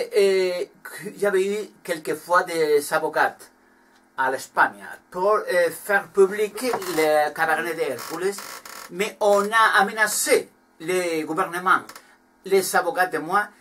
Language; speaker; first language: French; non-native, learner; Spanish